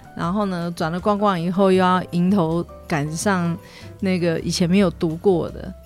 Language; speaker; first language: Chinese; native; Chinese